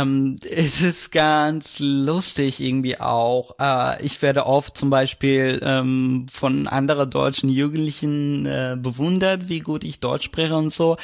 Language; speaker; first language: German; non-native, fluent; Arabic